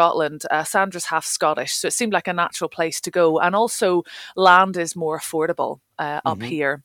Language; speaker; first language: English; native; English